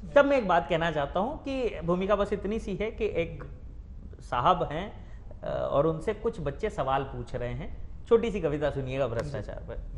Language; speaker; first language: Hindi; native; Hindi